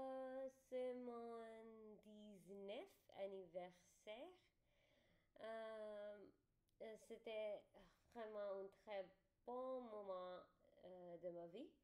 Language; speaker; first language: French; non-native, learner; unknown